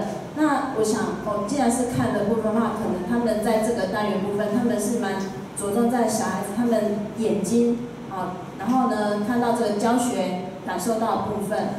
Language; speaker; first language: Chinese; native; Chinese